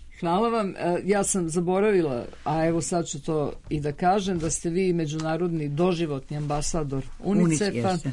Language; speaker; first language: Serbian; native; Serbian